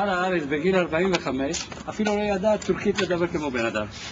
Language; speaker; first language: Hebrew; non-native, fluent; Ladino